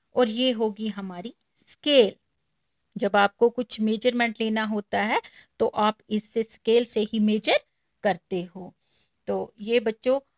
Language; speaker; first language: Hindi; native; Hindi